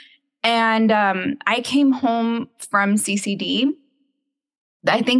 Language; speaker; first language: English; native; English